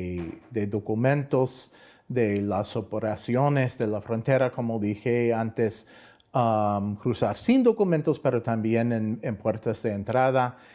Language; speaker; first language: Spanish; non-native, fluent; English